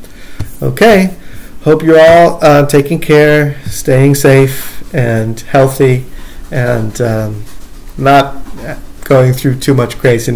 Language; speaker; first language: English; native; English